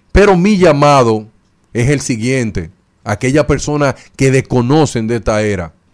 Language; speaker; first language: Spanish; native; Spanish